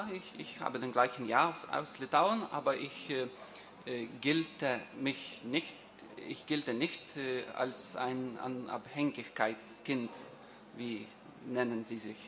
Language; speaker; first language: German; non-native, learner; Lithuanian